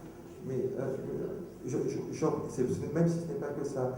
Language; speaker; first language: French; native; French